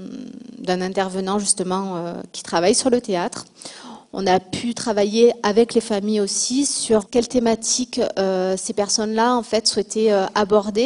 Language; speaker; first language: French; native; French